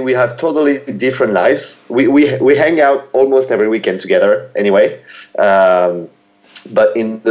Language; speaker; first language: English; non-native, fluent; French